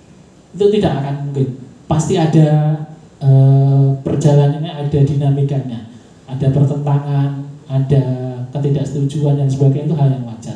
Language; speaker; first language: Indonesian; native; Indonesian